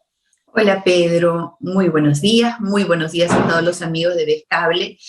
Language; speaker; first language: Spanish; native; Spanish